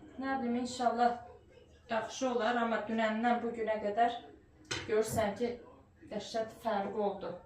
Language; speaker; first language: Azerbaijani; early bilingual, heritage; Azerbaijani